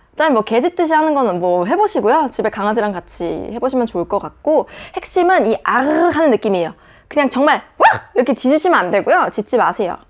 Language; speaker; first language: Korean; native; Korean